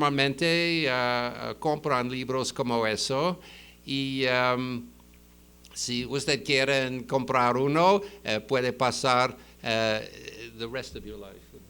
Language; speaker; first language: Spanish; non-native, fluent; English